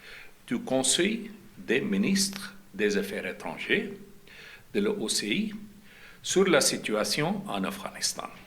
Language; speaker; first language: French; non-native, fluent; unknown